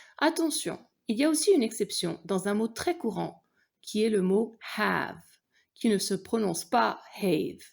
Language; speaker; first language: French; non-native, fluent; English